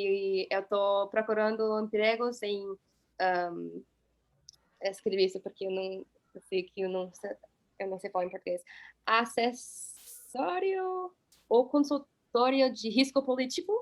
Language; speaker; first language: Portuguese; non-native, fluent; English